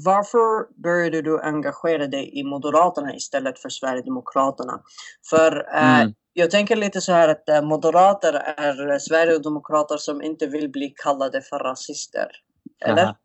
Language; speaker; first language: Swedish; non-native, fluent; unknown